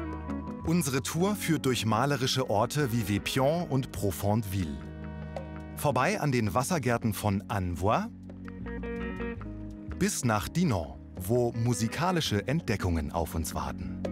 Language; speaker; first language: German; native; German